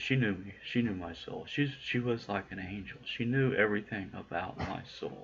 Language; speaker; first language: English; native; English